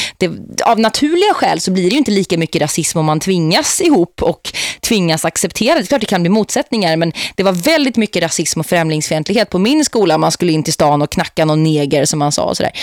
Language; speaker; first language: Swedish; native; Swedish